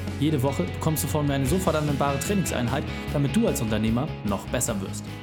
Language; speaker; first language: German; native; German